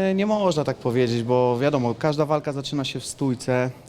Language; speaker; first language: Polish; native; Polish